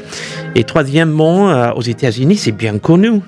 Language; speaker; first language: French; non-native, fluent; English